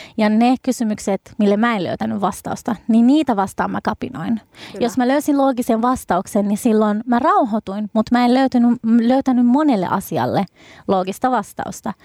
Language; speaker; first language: Finnish; early bilingual, other home language; Arabic